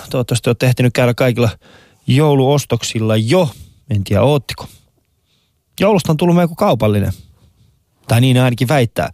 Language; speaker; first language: Finnish; non-native, fluent; Persian